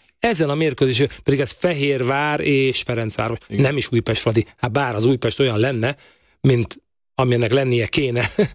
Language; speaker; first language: Hungarian; native; Hungarian